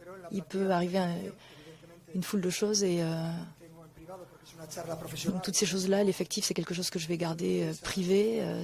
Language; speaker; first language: French; native; French